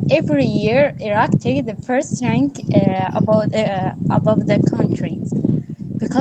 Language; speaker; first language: English; non-native, learner; Arabic